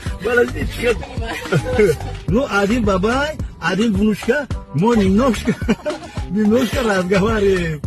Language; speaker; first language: Russian; non-native, local second language; Tajik